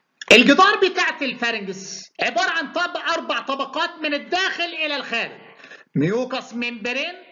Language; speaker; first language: Arabic; native; Arabic